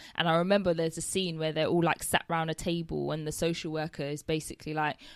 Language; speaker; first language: English; native; English